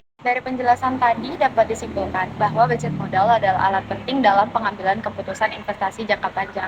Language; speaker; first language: Indonesian; native; Indonesian